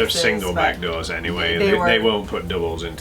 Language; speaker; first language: English; native; English